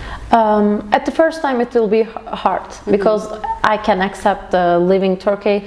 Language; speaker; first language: English; non-native, learner; Turkish